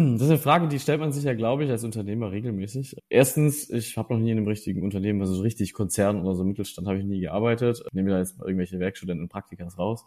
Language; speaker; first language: German; native; German